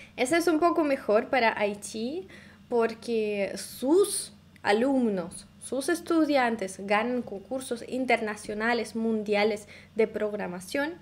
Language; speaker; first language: Spanish; non-native, fluent; Russian